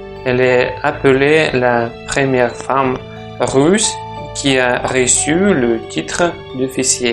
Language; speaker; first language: French; non-native, fluent; Russian